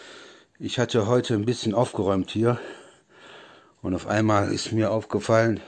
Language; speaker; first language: German; native; German